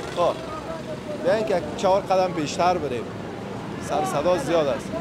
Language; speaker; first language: Persian; native; Persian